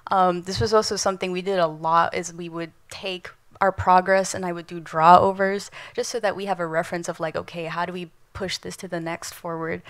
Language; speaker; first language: English; non-native, fluent; Indonesian